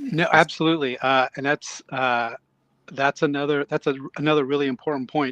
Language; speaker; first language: English; native; English